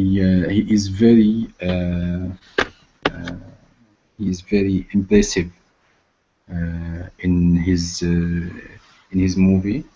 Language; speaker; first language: English; non-native, learner; Arabic